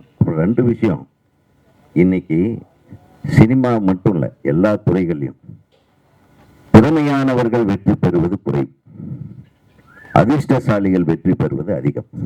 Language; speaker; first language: Tamil; native; Tamil